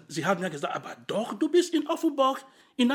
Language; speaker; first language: German; non-native, fluent; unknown